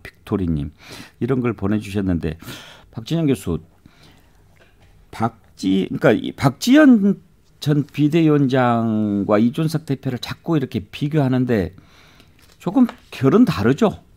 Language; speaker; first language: Korean; native; Korean